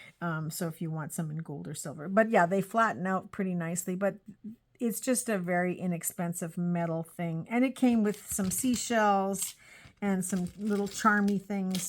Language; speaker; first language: English; native; English